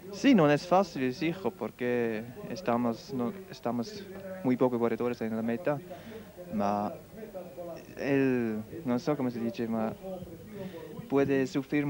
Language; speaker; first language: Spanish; non-native, learner; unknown